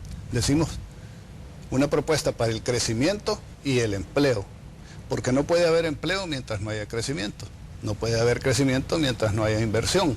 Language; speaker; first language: Spanish; native; Spanish